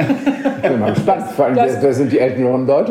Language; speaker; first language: German; native; German